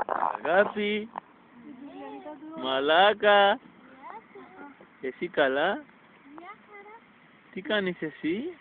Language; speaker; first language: Greek; non-native, learner; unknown